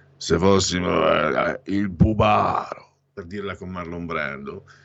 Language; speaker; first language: Italian; native; Italian